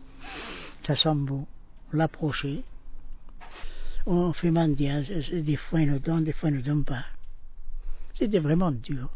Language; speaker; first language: French; non-native, local second language; Arabic